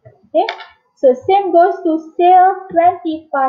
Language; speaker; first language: English; non-native, local second language; Malay